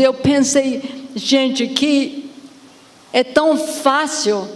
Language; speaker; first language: Portuguese; non-native, fluent; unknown